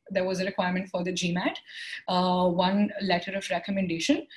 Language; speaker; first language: English; non-native, local second language; Hindi